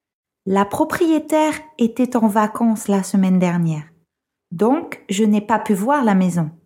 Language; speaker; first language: French; non-native, fluent; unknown